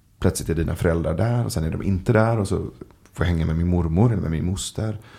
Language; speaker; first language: Swedish; early bilingual, other home language; Persian